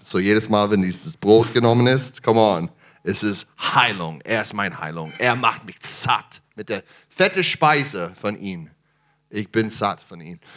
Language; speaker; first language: German; non-native, fluent; English